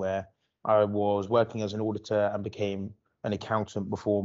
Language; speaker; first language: English; native; English